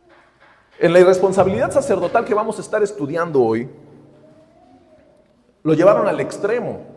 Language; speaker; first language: Spanish; native; Spanish